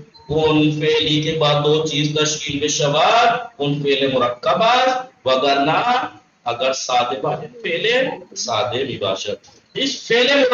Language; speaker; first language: Persian; non-native, fluent; Urdu